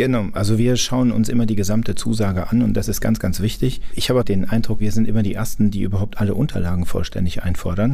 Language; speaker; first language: German; native; German